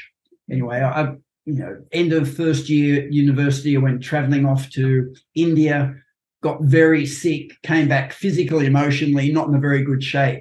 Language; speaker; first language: English; native; English